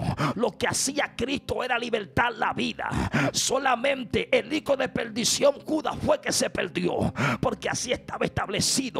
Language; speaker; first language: Spanish; native; Spanish